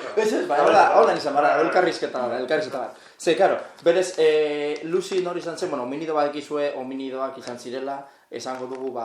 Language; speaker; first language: Basque; non-native, local second language; Spanish